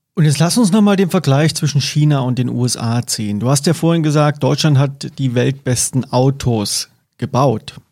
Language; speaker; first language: German; native; German